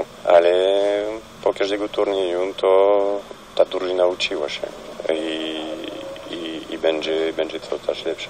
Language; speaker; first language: Polish; non-native, fluent; French